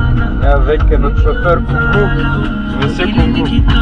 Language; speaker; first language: French; native; French